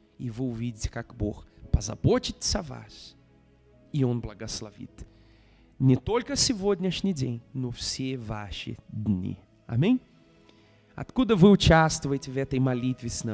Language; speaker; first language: Russian; non-native, fluent; Portuguese